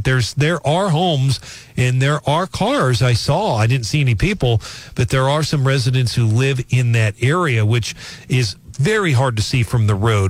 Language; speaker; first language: English; native; English